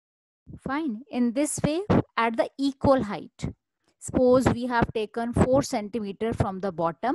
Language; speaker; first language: English; non-native, local second language; Hindi